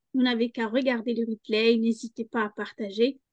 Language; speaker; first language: French; non-native, local second language; Arabic